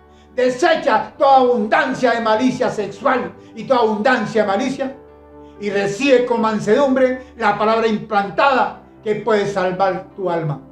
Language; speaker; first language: Spanish; native; Spanish